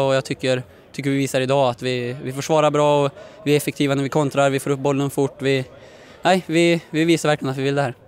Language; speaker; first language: Swedish; native; Swedish